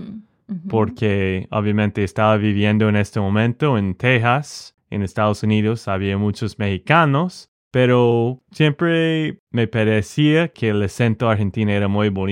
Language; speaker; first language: Spanish; non-native, fluent; English